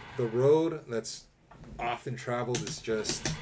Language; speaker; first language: English; native; English